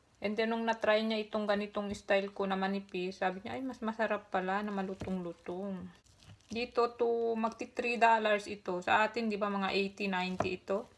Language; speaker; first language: Filipino; native; Filipino